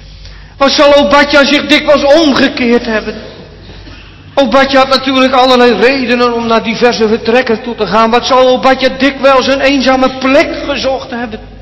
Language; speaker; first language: Dutch; native; Dutch